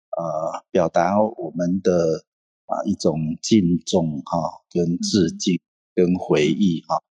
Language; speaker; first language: Chinese; non-native, local second language; Hakka Chinese